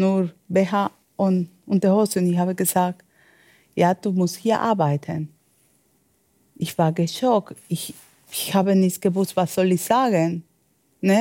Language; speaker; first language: German; non-native, fluent; Spanish